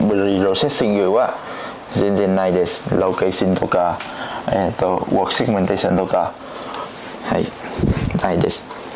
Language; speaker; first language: Japanese; non-native, learner; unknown